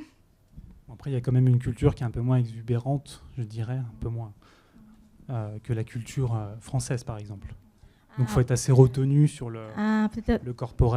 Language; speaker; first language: French; native; French